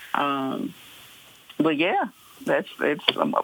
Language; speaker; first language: English; native; English